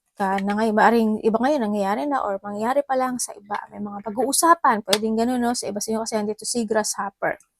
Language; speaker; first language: Filipino; native; Filipino